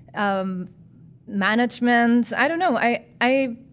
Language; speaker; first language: English; non-native, fluent; Spanish